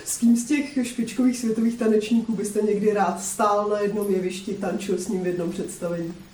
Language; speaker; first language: Czech; native; Czech